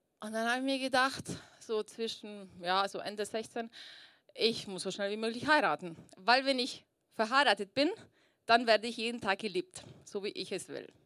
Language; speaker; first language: German; early bilingual, other home language; Italian